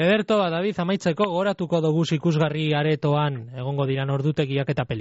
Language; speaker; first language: Basque; native; Basque